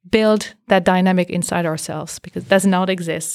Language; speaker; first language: English; non-native, fluent; French